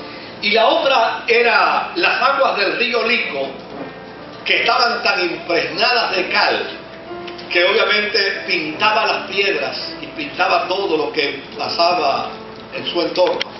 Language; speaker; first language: Spanish; native; Spanish